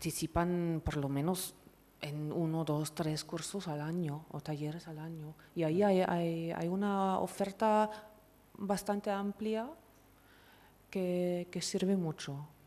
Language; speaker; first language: Spanish; non-native, fluent; German